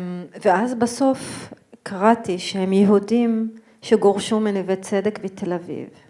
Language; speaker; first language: Hebrew; non-native, local second language; Arabic